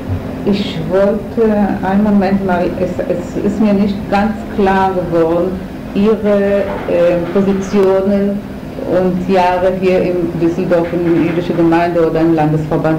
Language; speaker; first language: German; non-native, fluent; Hebrew